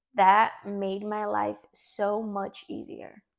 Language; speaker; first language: English; non-native, fluent; Portuguese